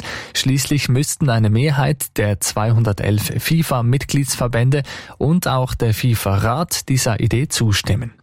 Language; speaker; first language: German; native; German